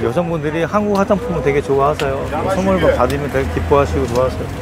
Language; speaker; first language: Korean; native; Korean